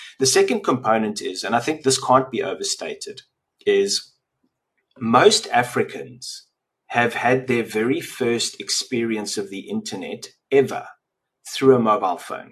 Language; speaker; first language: English; native; English